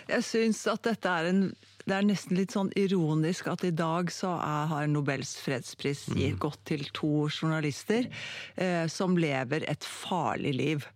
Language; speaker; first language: Norwegian; native; Norwegian